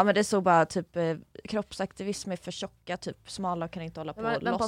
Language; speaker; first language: Swedish; native; Swedish